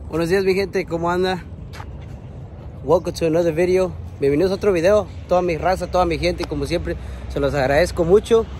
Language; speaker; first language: Spanish; early bilingual, heritage; Spanish